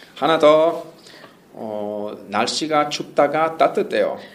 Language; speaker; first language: Korean; non-native, fluent; Italian